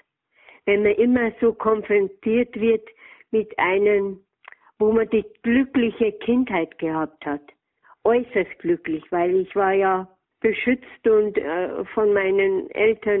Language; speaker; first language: German; native; German